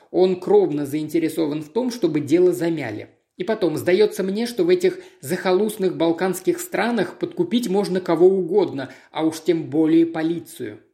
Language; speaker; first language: Russian; native; Russian